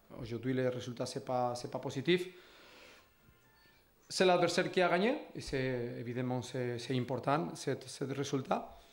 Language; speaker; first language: French; non-native, learner; Spanish